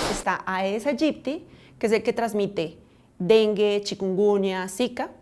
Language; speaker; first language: Spanish; native; Spanish